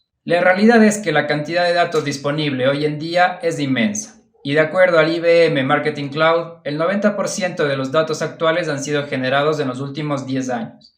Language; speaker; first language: Spanish; native; Spanish